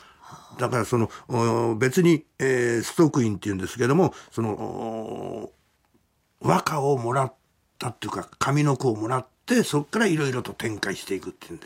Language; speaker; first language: Japanese; native; Japanese